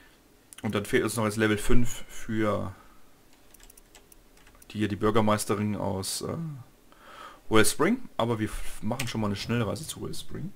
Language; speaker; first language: German; native; German